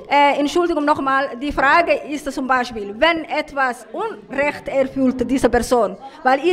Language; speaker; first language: German; non-native, learner; Somali